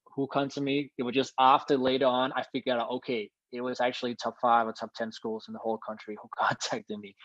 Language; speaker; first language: English; non-native, fluent; Danish